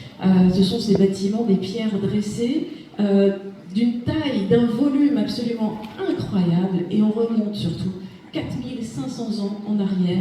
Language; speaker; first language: French; native; French